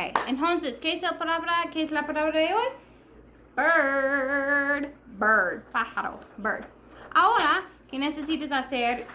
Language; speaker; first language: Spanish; non-native, learner; English